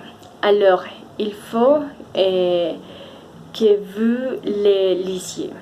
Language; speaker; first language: French; non-native, fluent; Spanish